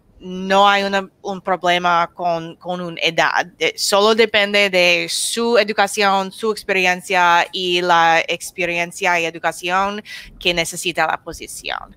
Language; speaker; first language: Spanish; non-native, learner; English